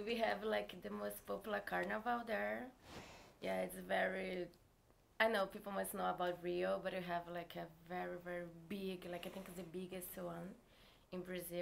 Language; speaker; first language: English; non-native, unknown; Portuguese